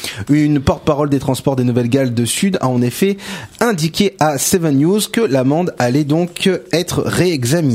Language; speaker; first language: French; native; French